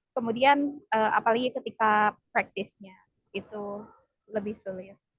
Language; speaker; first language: Indonesian; non-native, local second language; Sundanese